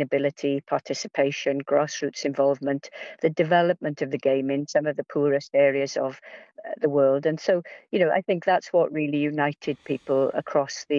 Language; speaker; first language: English; native; English